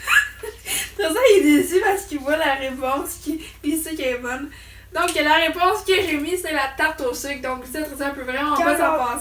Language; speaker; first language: French; native; French